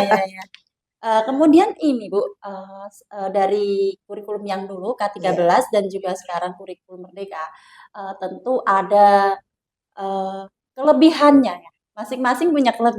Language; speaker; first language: Indonesian; non-native, local second language; Javanese